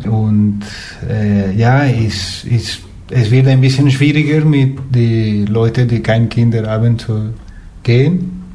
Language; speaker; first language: German; non-native, fluent; Spanish